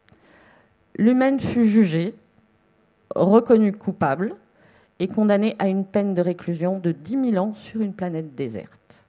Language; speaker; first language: French; native; French